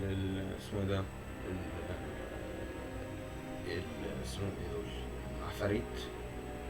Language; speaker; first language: Arabic; native; Arabic